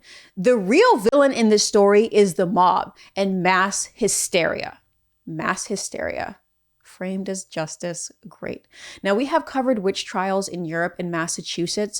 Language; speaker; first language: English; native; English